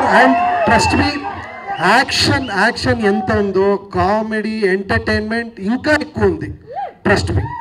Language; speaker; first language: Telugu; non-native, fluent; Kannada